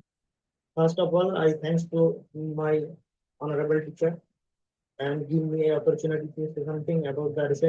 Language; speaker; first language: English; non-native, learner; Bangla